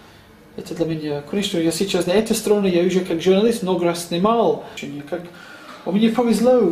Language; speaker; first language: Russian; non-native, learner; English